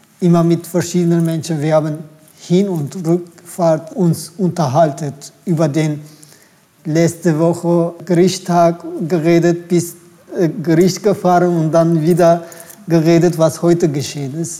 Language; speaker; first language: German; non-native, fluent; Turkish